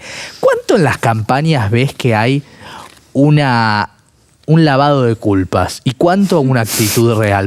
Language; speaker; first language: Spanish; native; Spanish